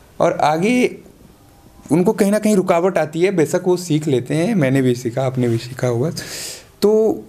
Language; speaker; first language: Hindi; native; Hindi